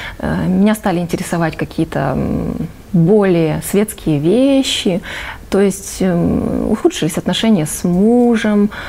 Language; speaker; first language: Russian; native; Russian